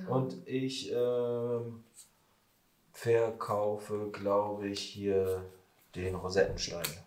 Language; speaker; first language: German; native; German